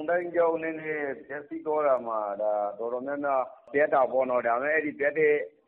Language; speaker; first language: Burmese; native; Burmese